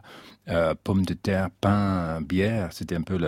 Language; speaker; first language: French; non-native, fluent; English